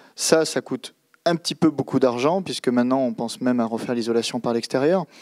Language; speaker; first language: French; native; French